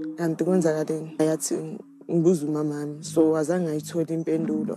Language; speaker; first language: Zulu; non-native, local second language; Tswana